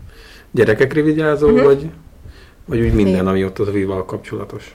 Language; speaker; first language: Hungarian; native; Hungarian